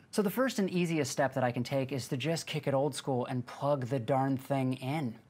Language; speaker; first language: English; native; English